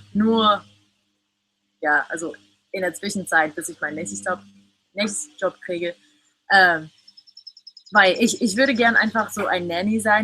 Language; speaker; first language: German; non-native, fluent; English